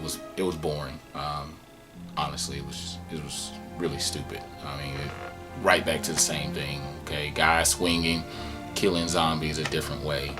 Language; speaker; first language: English; native; English